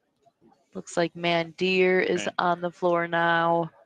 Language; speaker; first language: English; native; English